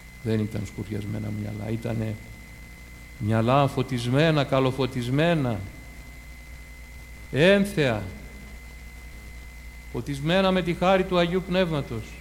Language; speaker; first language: Greek; native; Greek